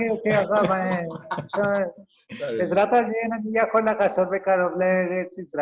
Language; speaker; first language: Hebrew; non-native, learner; Spanish